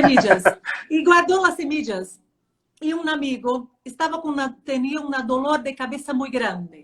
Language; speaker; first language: Spanish; non-native, fluent; Portuguese